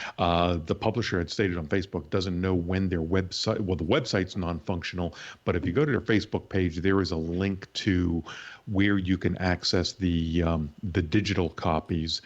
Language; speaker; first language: English; native; English